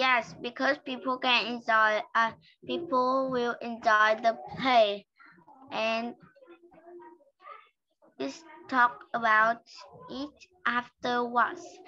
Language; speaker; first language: English; non-native, learner; Vietnamese